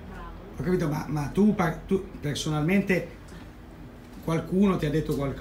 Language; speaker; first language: Italian; native; Italian